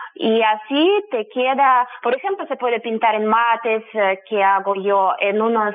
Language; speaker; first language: Spanish; non-native, fluent; Russian